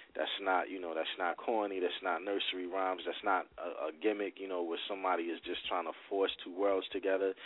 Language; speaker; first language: English; native; English